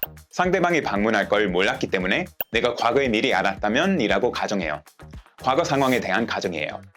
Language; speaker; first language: Korean; native; Korean